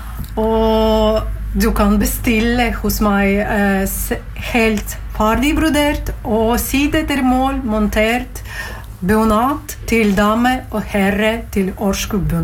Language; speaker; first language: Norwegian; non-native, learner; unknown